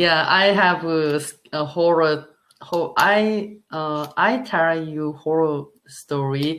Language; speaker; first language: English; non-native, learner; Korean